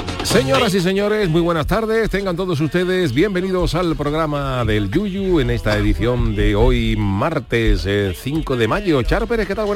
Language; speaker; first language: Spanish; native; Spanish